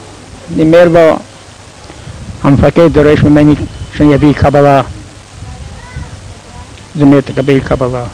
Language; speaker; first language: Hebrew; non-native, fluent; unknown